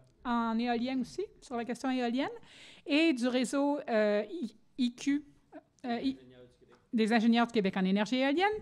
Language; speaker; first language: French; native; French